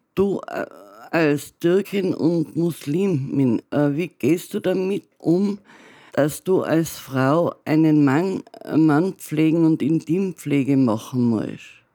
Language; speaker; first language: German; native; German